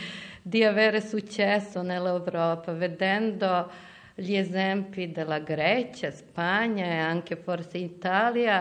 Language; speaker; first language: Italian; non-native, fluent; Serbian